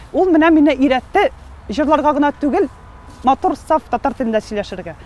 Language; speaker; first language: Tatar; non-native, local second language; Russian